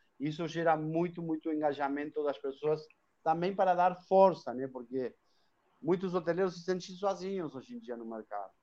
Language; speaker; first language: Portuguese; non-native, fluent; Spanish